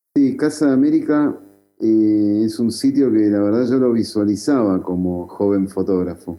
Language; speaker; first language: Spanish; native; Spanish